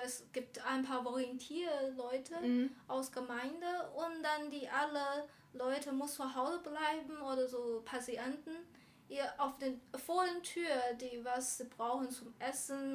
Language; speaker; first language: German; non-native, learner; Chinese